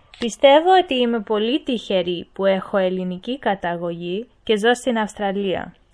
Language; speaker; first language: Greek; early bilingual, heritage; Greek